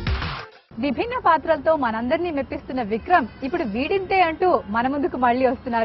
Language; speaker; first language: Telugu; native; Telugu